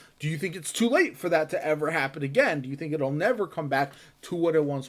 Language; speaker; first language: English; native; English